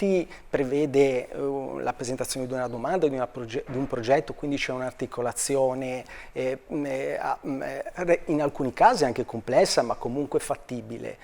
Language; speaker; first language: Italian; native; Italian